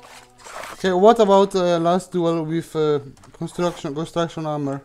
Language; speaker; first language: English; non-native, fluent; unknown